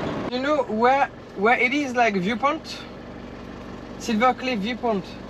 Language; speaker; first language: English; non-native, learner; French